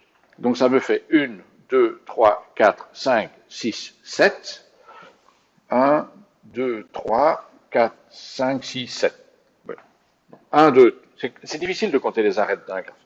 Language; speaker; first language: French; native; French